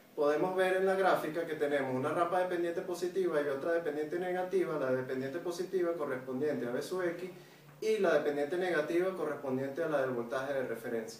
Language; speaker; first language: Spanish; native; Spanish